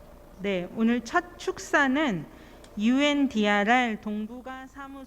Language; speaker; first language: Korean; native; Korean